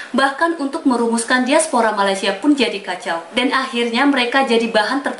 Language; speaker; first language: Indonesian; native; Indonesian